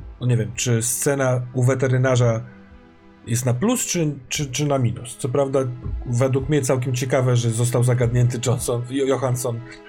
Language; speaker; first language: Polish; native; Polish